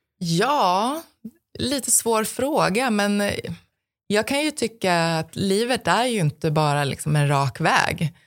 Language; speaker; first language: Swedish; native; Swedish